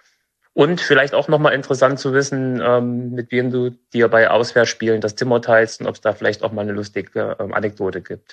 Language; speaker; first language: German; native; German